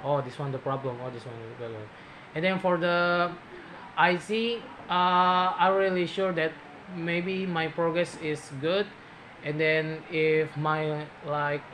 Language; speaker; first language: English; non-native, learner; Indonesian